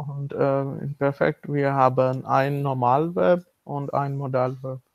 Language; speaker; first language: German; non-native, learner; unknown